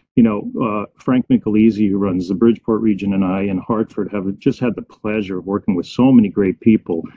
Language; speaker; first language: English; native; English